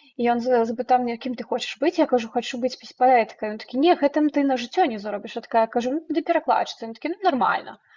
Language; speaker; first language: Belarusian; non-native, local second language; Russian